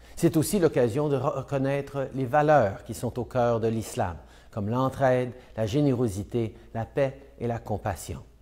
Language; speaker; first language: French; native; French